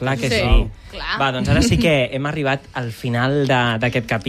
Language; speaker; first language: Catalan; native; Catalan